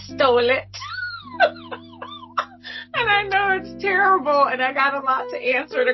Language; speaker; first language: English; native; English